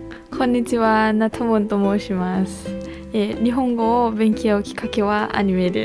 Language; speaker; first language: Japanese; non-native, learner; Thai